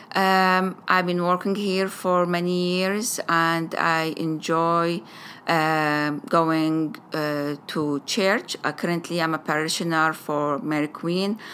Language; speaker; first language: English; non-native, fluent; Arabic